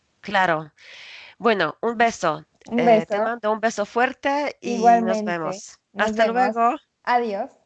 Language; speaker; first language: Spanish; non-native, fluent; Polish